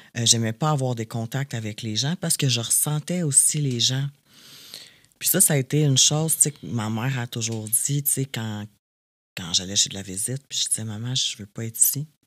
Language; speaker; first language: French; native; French